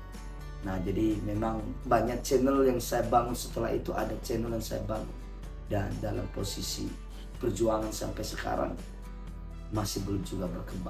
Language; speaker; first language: Indonesian; native; Indonesian